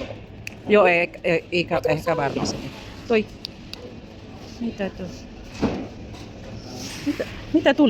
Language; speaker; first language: Finnish; non-native, learner; Filipino